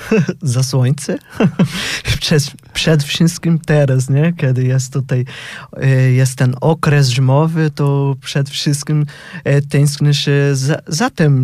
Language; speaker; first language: Polish; non-native, fluent; Portuguese